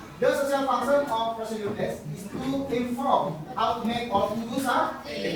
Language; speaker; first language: English; non-native, learner; Indonesian